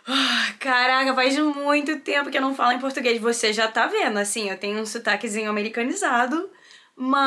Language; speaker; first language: Portuguese; early bilingual, heritage; Portuguese